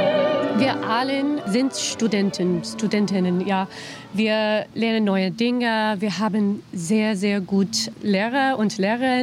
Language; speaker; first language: German; non-native, learner; English